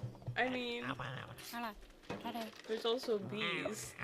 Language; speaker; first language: English; native; English